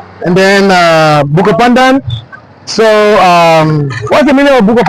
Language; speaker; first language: English; non-native, fluent; French